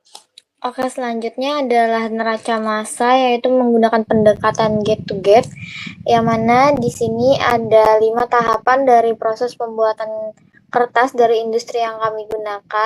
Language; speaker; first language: Indonesian; native; Indonesian